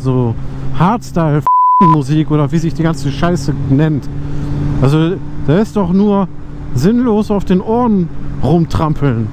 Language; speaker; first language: German; native; German